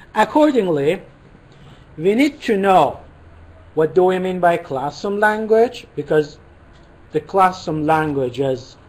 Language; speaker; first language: English; non-native, fluent; Persian